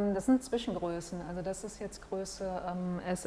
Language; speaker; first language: German; native; German